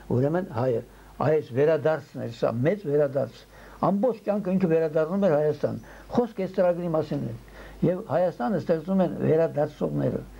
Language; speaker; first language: Armenian; early bilingual, heritage; Armenian